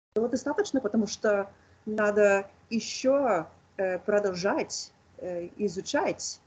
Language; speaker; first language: Russian; non-native, fluent; English